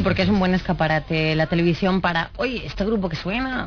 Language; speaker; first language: Spanish; native; Spanish